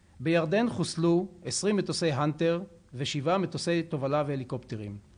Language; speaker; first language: Hebrew; native; Hebrew